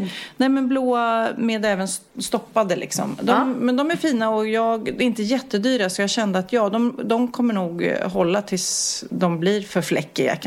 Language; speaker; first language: Swedish; native; Swedish